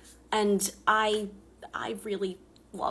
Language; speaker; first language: English; native; English